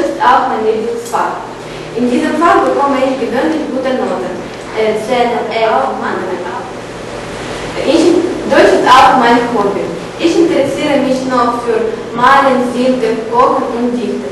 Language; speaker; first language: German; non-native, learner; Ukrainian